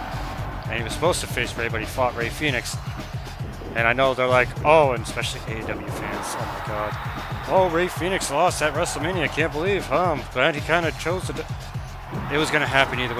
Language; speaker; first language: English; native; English